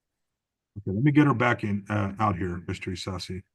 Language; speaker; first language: English; native; English